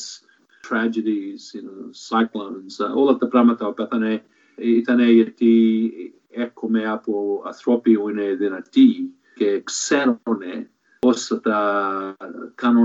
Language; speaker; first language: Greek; early bilingual, heritage; Greek